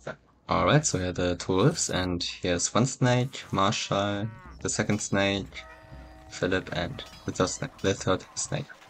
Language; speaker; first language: English; non-native, fluent; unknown